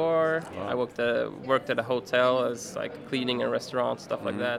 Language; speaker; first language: English; non-native, fluent; Swedish